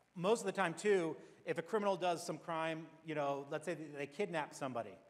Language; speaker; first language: English; native; English